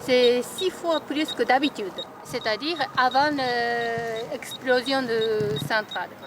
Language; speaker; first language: French; non-native, fluent; Japanese